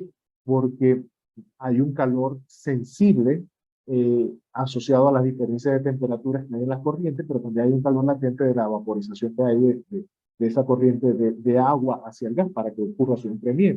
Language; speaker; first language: Spanish; native; Spanish